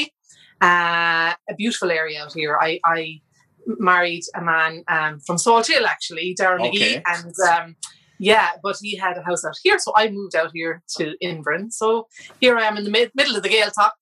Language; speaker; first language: English; native; English